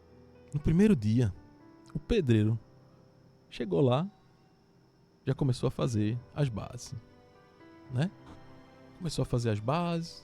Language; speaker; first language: Portuguese; native; Portuguese